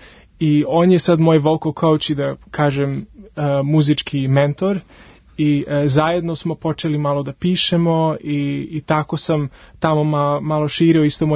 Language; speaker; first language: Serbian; early bilingual, heritage; Serbian